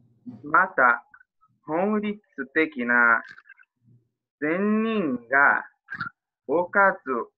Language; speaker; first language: Japanese; non-native, learner; Portuguese